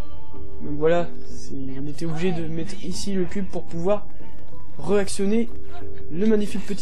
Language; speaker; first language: French; native; French